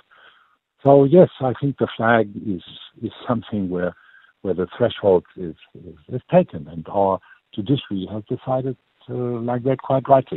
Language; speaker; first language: English; non-native, fluent; German